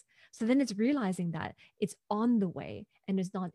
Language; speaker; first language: English; non-native, local second language; Cantonese